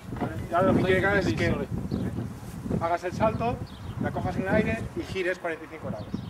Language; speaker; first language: Spanish; native; Spanish